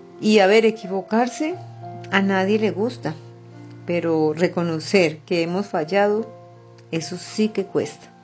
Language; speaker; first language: Spanish; native; Spanish